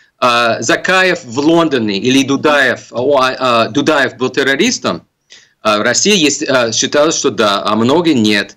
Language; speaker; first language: Russian; non-native, fluent; English